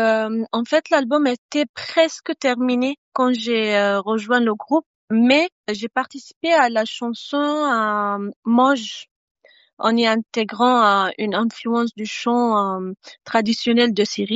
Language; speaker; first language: French; non-native, fluent; Arabic